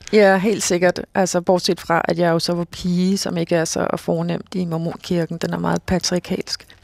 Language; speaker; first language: Danish; native; Danish